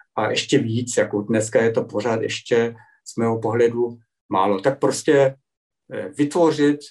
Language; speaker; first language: Czech; non-native, fluent; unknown